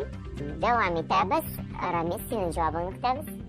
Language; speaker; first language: Tatar; native; Tatar